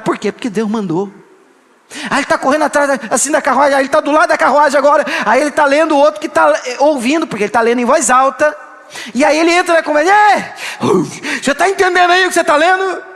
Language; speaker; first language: Portuguese; native; Portuguese